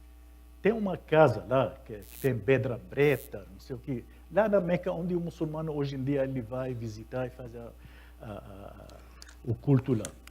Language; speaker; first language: Portuguese; non-native, fluent; Arabic